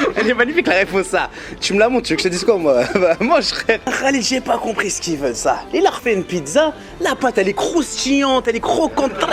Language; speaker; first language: French; early bilingual, other home language; Riffian